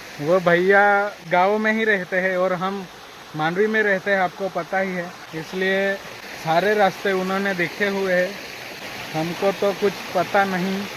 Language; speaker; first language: Hindi; non-native, local second language; Gujarati